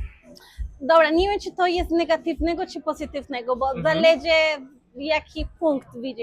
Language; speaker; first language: Polish; non-native, fluent; Spanish